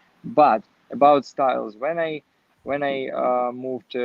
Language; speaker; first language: English; non-native, learner; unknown